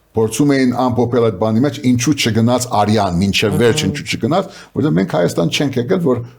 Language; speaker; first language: Armenian; early bilingual, heritage; Armenian